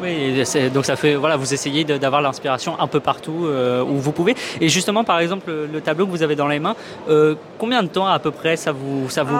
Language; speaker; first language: French; native; French